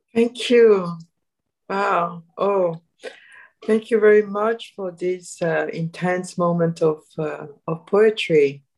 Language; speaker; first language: English; non-native, fluent; Arabic